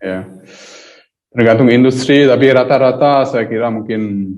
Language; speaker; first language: Indonesian; early bilingual, heritage; German